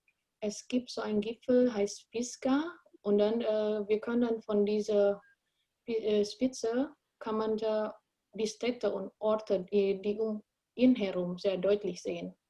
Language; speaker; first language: German; non-native, fluent; Indonesian